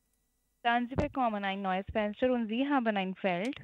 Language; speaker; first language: German; non-native, learner; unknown